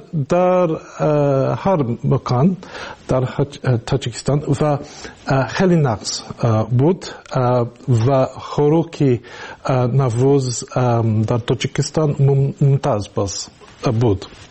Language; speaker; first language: Persian; non-native, learner; English